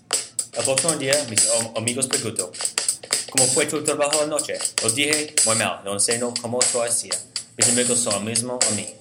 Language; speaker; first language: Spanish; non-native, learner; English